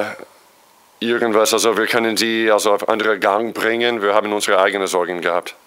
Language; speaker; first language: German; non-native, fluent; English